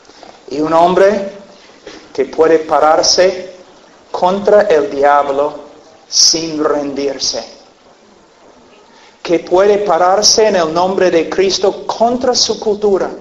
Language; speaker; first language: Spanish; non-native, fluent; English